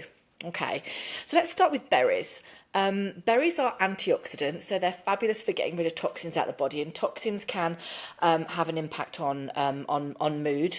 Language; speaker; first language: English; native; English